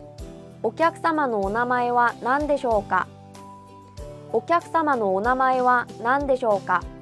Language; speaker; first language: Japanese; non-native, fluent; Korean